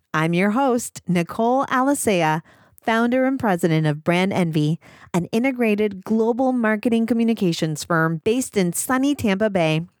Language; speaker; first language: English; native; English